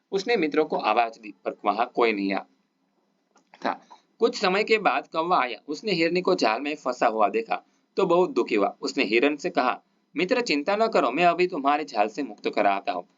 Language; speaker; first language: Hindi; non-native, local second language; Gujarati